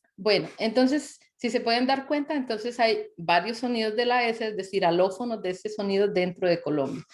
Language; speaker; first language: Spanish; native; Spanish